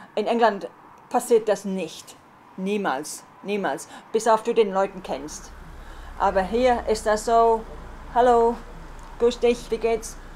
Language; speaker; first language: German; early bilingual, heritage; German